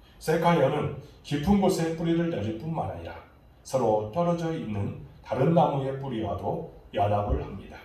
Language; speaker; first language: Korean; native; Korean